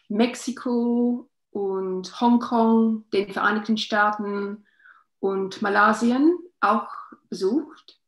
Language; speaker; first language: German; non-native, learner; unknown